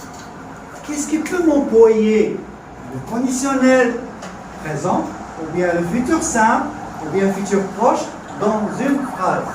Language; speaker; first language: French; non-native, local second language; Arabic